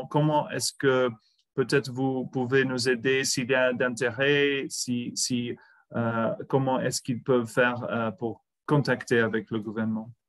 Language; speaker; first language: French; non-native, fluent; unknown